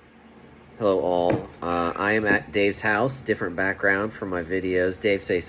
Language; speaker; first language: English; native; English